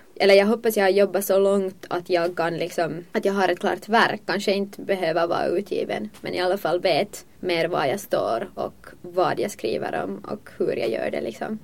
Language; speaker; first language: Swedish; native; Swedish